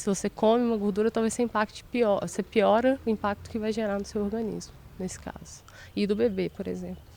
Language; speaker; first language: Portuguese; native; Portuguese